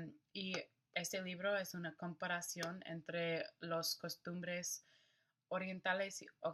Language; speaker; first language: Spanish; non-native, learner; English